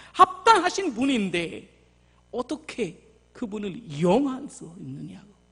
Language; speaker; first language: Korean; non-native, fluent; Bangla